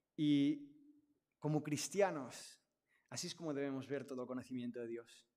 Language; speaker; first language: Spanish; non-native, local second language; Catalan